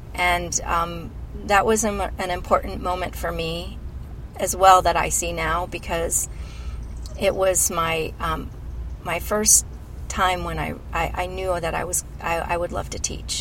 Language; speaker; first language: English; native; English